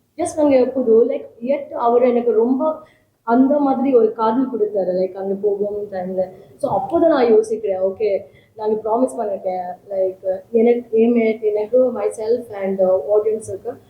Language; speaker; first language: Tamil; non-native, learner; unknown